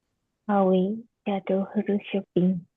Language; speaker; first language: French; non-native, learner; Korean